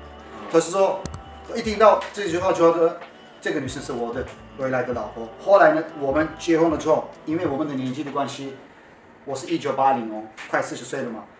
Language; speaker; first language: Chinese; non-native, fluent; Turkish